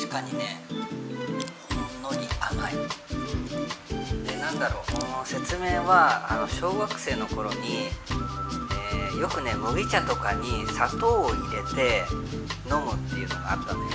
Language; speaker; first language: Japanese; native; Japanese